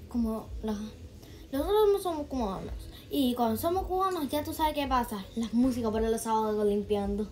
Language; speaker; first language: Spanish; early bilingual, heritage; Spanish